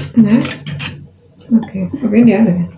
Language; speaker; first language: German; non-native, learner; Indonesian